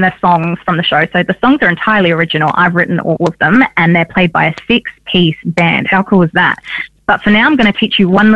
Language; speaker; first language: English; native; English